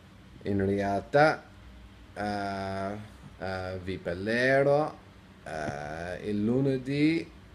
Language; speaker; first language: Italian; non-native, learner; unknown